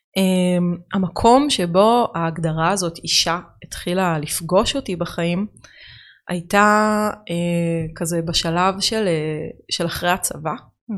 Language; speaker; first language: Hebrew; native; Hebrew